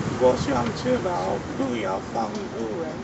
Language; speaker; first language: Chinese; non-native, learner; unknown